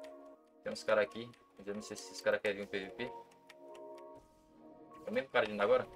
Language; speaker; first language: Portuguese; native; Portuguese